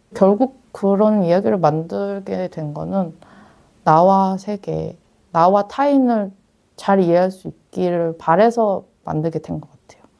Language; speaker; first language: Korean; native; Korean